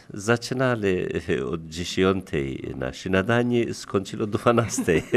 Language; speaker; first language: Polish; non-native, learner; Turkish